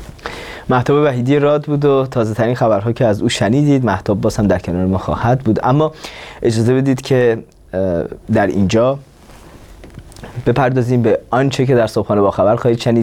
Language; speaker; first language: Persian; native; Persian